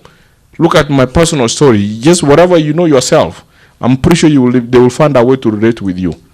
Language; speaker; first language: English; non-native, local second language; Gusii